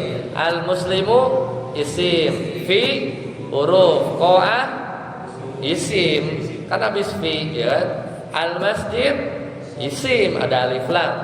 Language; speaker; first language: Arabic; non-native, fluent; Indonesian